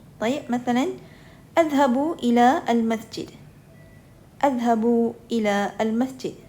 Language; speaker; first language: Arabic; non-native, fluent; Malay